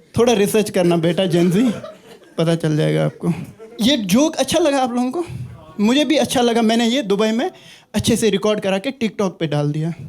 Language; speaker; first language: Hindi; non-native, local second language; Kashmiri